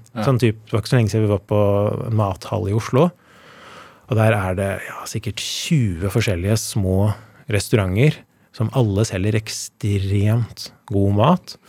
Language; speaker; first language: Norwegian; native; Norwegian